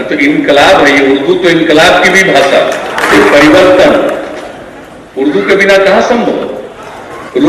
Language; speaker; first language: Hindi; native; Hindi